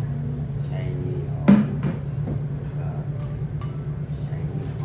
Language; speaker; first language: Thai; non-native, learner; Japanese